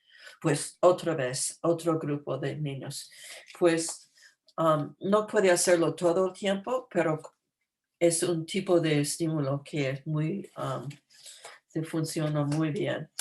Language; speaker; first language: Spanish; non-native, fluent; English